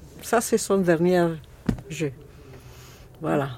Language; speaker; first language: French; non-native, fluent; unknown